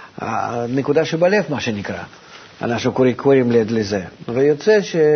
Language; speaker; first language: Hebrew; non-native, fluent; Russian